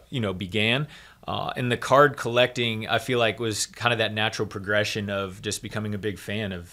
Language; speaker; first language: English; native; English